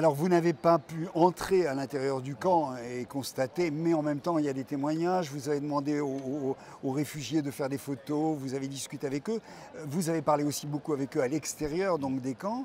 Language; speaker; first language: French; native; French